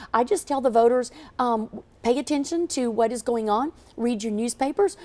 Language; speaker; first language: English; native; English